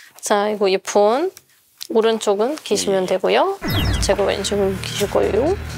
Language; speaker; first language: Korean; non-native, fluent; German